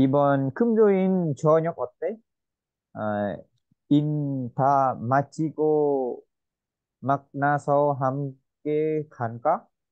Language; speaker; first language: Korean; non-native, learner; Vietnamese